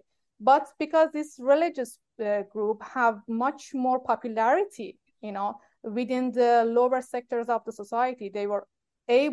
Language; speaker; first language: English; non-native, fluent; Persian